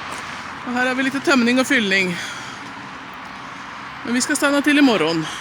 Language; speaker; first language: Swedish; native; Swedish